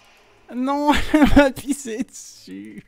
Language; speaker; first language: French; native; French